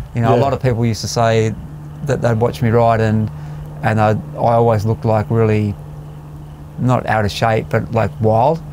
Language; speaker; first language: English; native; English